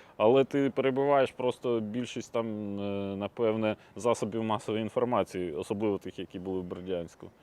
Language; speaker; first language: Ukrainian; native; Ukrainian